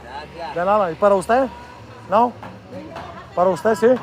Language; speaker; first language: Spanish; non-native, learner; Bulgarian